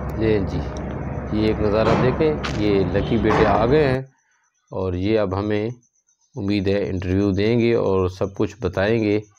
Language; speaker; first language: Urdu; non-native, local second language; Punjabi